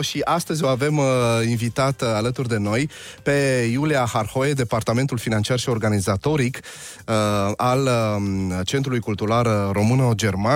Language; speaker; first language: Romanian; native; Romanian